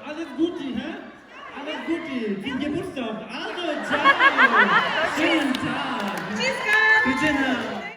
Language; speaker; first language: German; non-native, learner; Tibetan